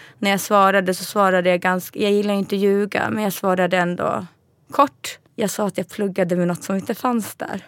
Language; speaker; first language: Swedish; early bilingual, other home language; Arabic